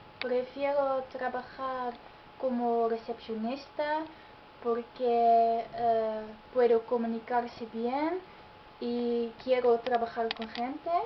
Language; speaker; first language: Spanish; non-native, learner; Dutch